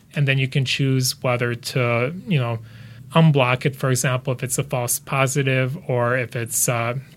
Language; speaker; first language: English; native; English